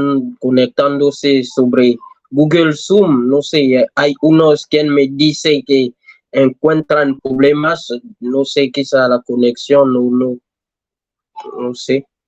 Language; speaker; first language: Spanish; non-native, learner; French